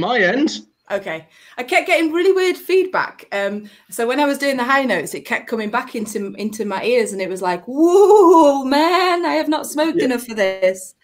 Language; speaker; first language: English; native; English